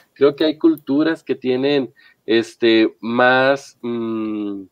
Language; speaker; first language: Spanish; native; Spanish